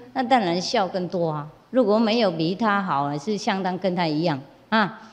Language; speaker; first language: Chinese; non-native, fluent; Vietnamese